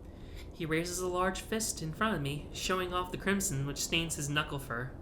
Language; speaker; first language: English; native; English